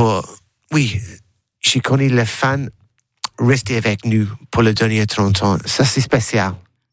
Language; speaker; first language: French; non-native, learner; English